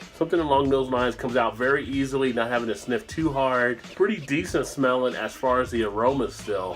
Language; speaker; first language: English; native; English